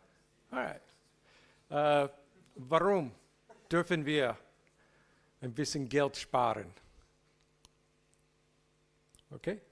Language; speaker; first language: German; non-native, learner; English